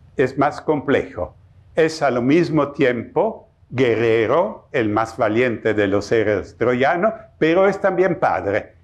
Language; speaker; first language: Spanish; non-native, fluent; Italian